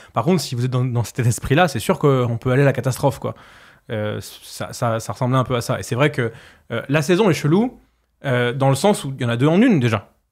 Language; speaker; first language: French; native; French